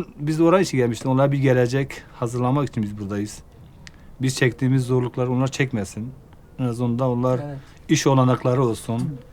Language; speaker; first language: Turkish; native; Turkish